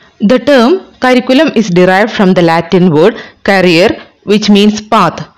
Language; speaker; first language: English; non-native, local second language; Malayalam